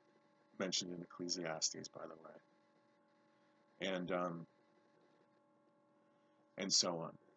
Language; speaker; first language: English; native; English